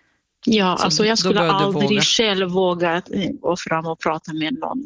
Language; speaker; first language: Swedish; non-native, fluent; Central Kurdish